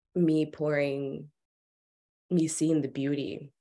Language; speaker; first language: English; early bilingual, other home language; Spanish